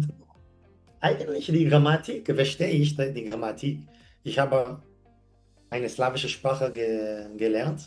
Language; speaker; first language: German; non-native, learner; English